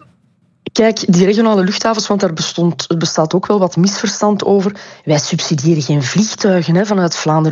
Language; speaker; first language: Dutch; native; Dutch